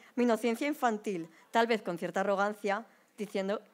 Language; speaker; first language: Spanish; native; Spanish